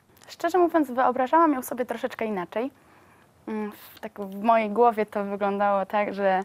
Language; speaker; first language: Polish; native; Polish